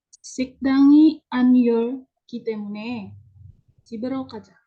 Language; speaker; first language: Korean; non-native, learner; Indonesian